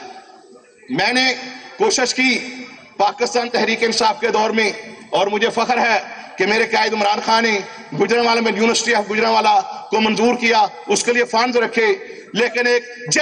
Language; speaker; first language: Urdu; non-native, local second language; Punjabi